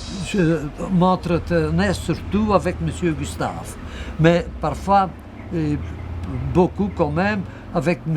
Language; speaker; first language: French; non-native, local second language; Dutch